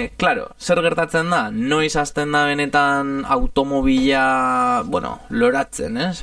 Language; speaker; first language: Basque; non-native, fluent; Italian